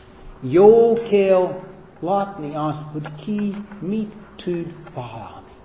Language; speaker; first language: Hungarian; non-native, fluent; English